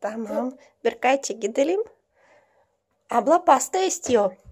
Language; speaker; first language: Turkish; non-native, learner; Russian